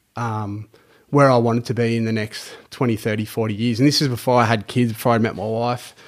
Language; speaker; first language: English; native; English